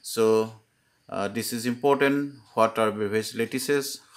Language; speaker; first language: English; non-native, local second language; Assamese